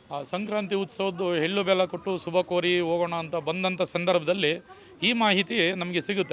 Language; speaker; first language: Kannada; native; Kannada